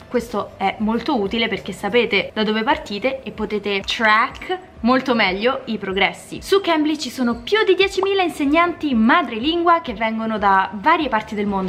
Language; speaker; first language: Italian; native; Italian